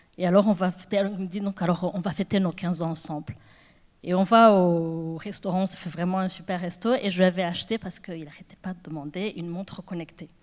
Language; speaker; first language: French; non-native, local second language; Kinyarwanda